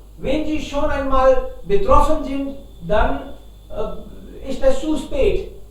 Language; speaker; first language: German; non-native, fluent; Hindi